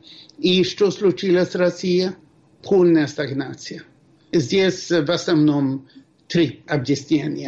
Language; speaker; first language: Russian; non-native, fluent; Swedish